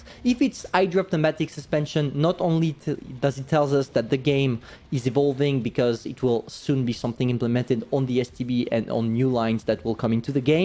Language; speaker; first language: English; non-native, fluent; French